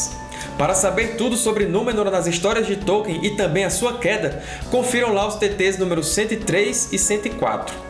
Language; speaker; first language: Portuguese; native; Portuguese